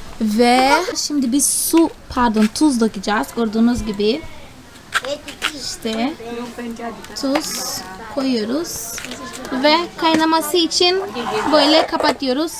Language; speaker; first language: Turkish; non-native, fluent; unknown